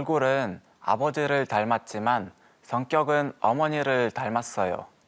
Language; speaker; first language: Korean; non-native, learner; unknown